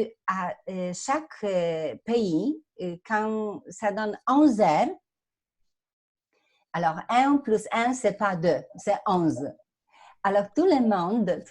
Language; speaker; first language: French; non-native, fluent; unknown